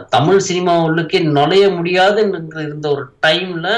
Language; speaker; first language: Tamil; native; Tamil